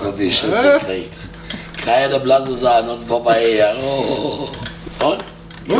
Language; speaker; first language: German; native; German